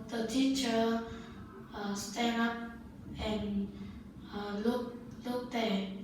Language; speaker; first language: English; non-native, learner; Vietnamese